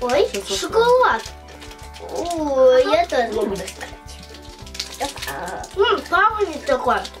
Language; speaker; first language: Russian; early bilingual, heritage; Russian